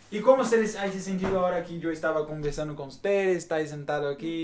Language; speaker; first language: Spanish; non-native, learner; Portuguese